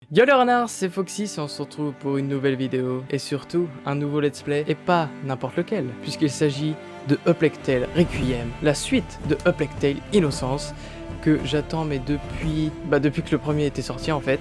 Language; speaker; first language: French; native; French